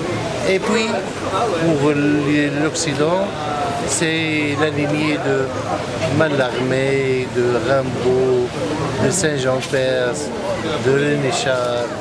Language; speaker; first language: French; non-native, local second language; Arabic